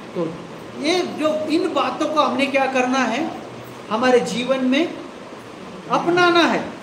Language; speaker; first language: Hindi; non-native, local second language; Marathi